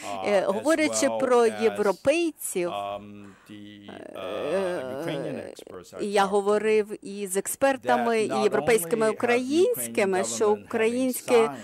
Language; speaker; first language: Ukrainian; non-native, fluent; English